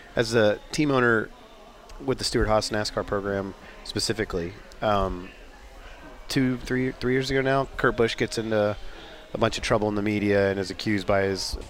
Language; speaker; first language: English; native; English